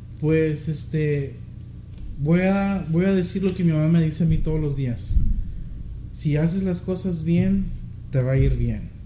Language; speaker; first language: Spanish; early bilingual, heritage; Spanish